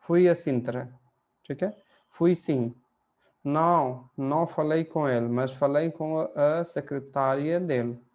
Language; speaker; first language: Portuguese; non-native, fluent; Hindi